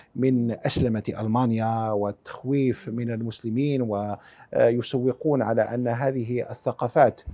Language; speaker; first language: Arabic; early bilingual, heritage; Arabic